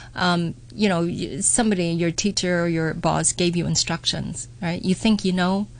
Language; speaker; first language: English; native; English